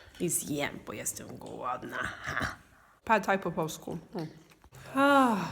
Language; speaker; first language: Polish; non-native, learner; English